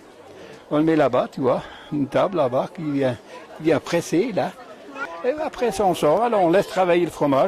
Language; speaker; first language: French; native; French